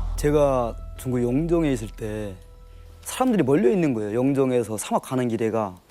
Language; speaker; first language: Korean; native; Korean